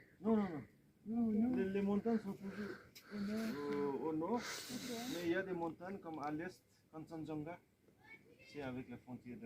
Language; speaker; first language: French; non-native, fluent; Nepali